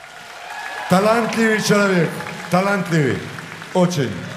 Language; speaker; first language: Russian; non-native, learner; Serbian